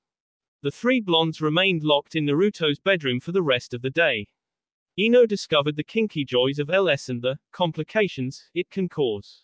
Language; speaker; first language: English; native; English